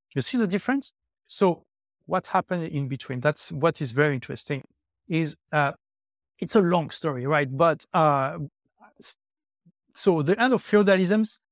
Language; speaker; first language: English; non-native, fluent; French